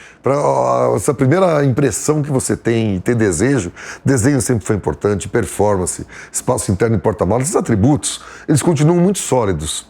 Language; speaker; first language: Portuguese; native; Portuguese